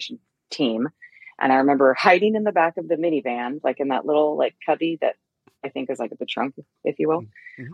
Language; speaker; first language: English; native; English